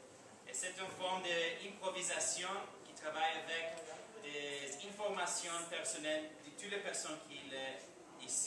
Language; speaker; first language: French; non-native, fluent; English